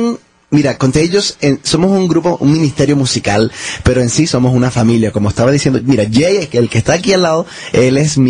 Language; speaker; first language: Spanish; early bilingual, heritage; Spanish